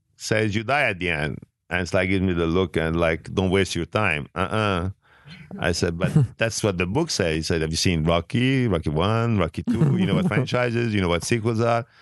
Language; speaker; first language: English; non-native, fluent; Arabic